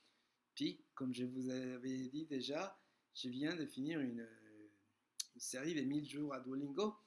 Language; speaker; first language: French; non-native, fluent; Spanish